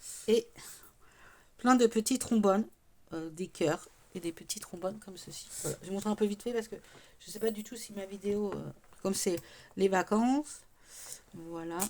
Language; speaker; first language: French; native; French